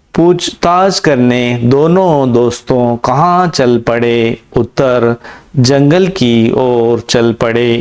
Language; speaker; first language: Hindi; non-native, local second language; Kannada